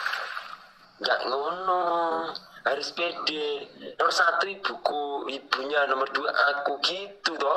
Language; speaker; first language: Indonesian; native; Indonesian